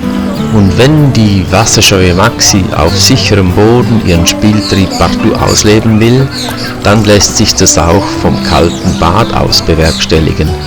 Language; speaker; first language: German; native; German